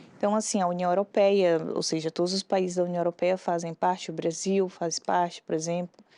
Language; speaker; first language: Portuguese; native; Portuguese